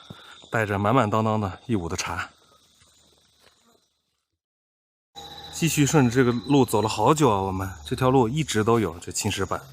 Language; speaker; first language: Chinese; native; Chinese